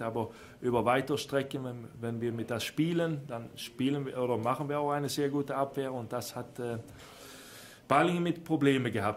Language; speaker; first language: German; non-native, fluent; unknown